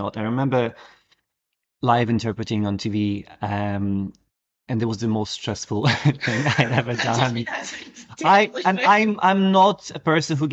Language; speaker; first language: English; non-native, fluent; Polish